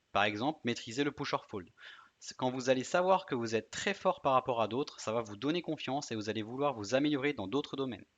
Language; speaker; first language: French; native; French